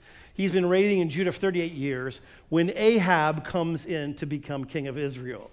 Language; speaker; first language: English; native; English